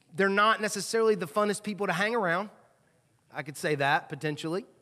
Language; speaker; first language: English; native; English